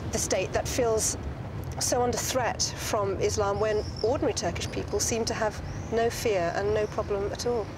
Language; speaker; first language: English; native; English